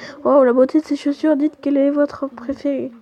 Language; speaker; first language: French; native; French